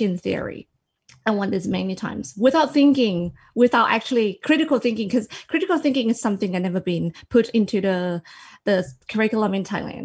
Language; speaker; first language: English; non-native, fluent; Thai